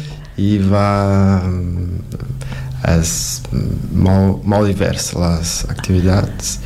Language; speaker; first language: Catalan; non-native, learner; Portuguese